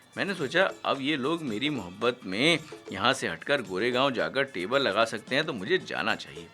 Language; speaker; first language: Hindi; native; Hindi